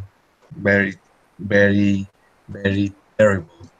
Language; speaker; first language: English; non-native, learner; Spanish